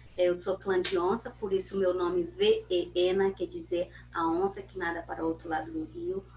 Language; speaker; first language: Portuguese; non-native, local second language; Ticuna